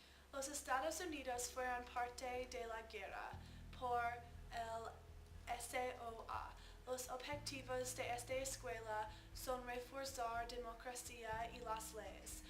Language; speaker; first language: Spanish; non-native, learner; English